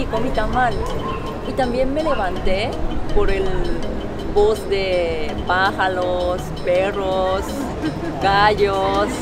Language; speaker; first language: Spanish; non-native, fluent; Japanese